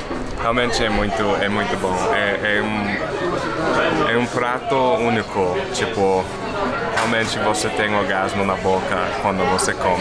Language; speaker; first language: Portuguese; non-native, fluent; English